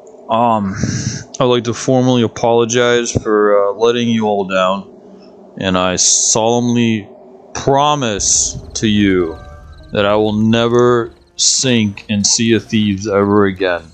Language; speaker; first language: English; early bilingual, other home language; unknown